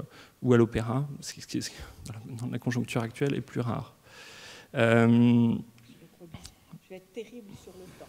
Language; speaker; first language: French; native; French